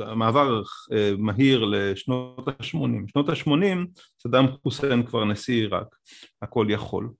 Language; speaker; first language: Hebrew; native; Hebrew